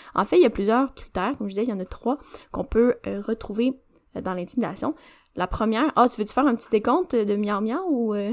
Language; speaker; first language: French; native; French